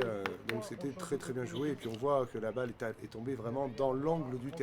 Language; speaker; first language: French; native; French